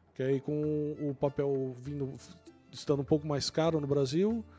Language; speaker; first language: Portuguese; native; Portuguese